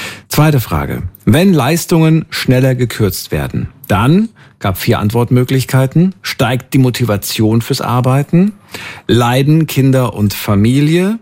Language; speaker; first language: German; native; German